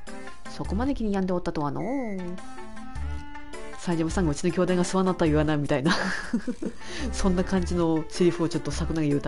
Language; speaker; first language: Japanese; native; Japanese